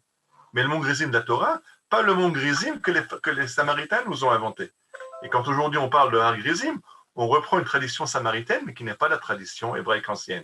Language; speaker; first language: French; native; French